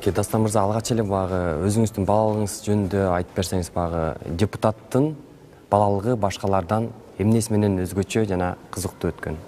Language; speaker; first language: Kyrgyz; native; Kyrgyz